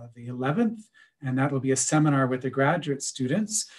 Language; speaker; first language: English; native; English